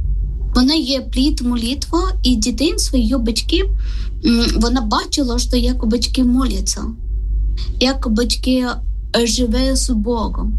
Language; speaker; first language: Ukrainian; non-native, learner; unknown